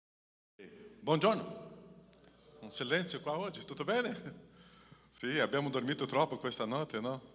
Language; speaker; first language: Italian; non-native, fluent; Portuguese